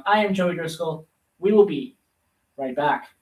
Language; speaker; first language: English; native; English